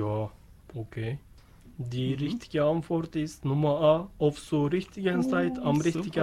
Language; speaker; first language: German; non-native, learner; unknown